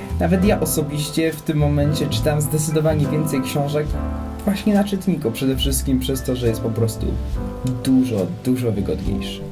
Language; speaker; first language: Polish; native; Polish